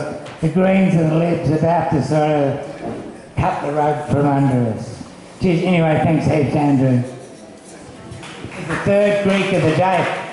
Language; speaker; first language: English; native; English